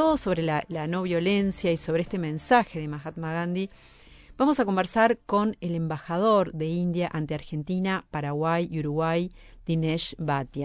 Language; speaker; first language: Spanish; native; Spanish